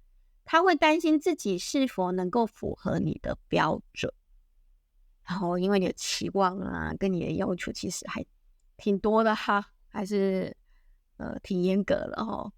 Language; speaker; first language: Chinese; native; Chinese